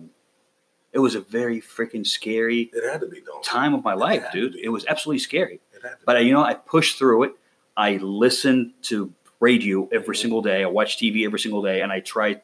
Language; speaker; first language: English; non-native, fluent; Arabic